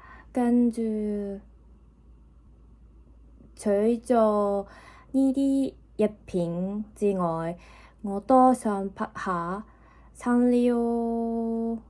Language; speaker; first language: Cantonese; non-native, learner; Japanese